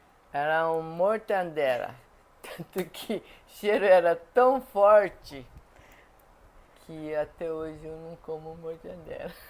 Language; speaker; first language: Portuguese; non-native, fluent; Japanese